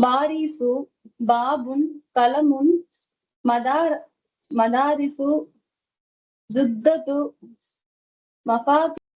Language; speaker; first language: Arabic; non-native, learner; Tamil